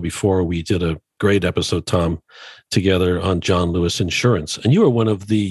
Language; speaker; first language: English; native; English